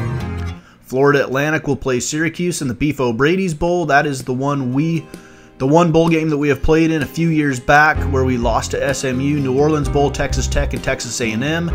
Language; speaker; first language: English; native; English